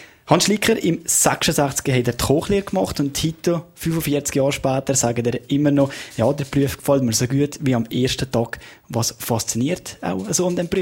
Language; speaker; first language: German; native; German